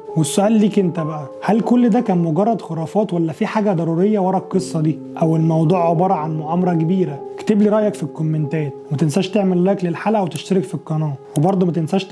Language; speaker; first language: Arabic; native; Arabic